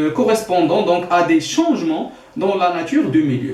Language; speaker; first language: French; non-native, local second language; Arabic